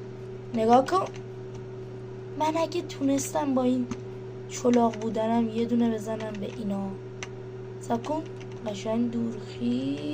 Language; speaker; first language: Persian; native; Persian